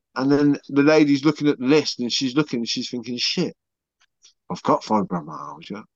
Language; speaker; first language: English; early bilingual, other home language; Spanish